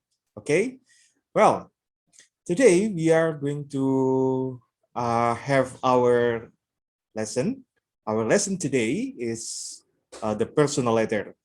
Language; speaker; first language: English; non-native, local second language; Indonesian